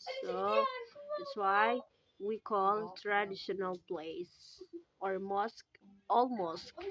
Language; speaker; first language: English; non-native, local second language; Indonesian